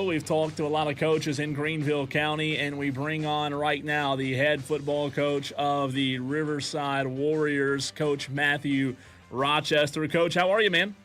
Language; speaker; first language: English; native; English